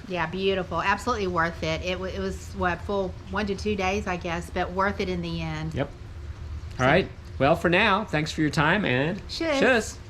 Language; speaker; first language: English; native; English